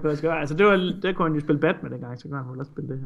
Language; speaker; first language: Danish; native; Danish